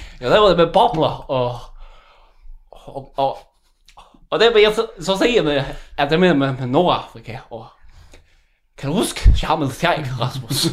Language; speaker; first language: Danish; native; Danish